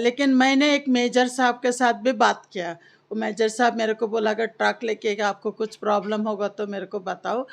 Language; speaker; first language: Hindi; non-native, local second language; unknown